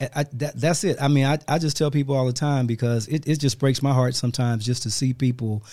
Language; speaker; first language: English; native; English